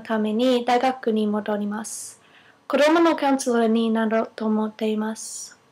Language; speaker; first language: Japanese; non-native, learner; English